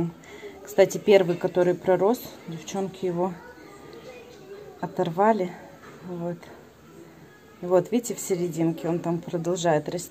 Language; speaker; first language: Russian; native; Russian